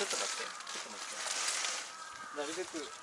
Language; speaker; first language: Japanese; native; Japanese